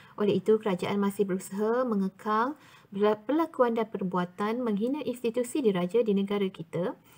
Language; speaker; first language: Malay; native; Malay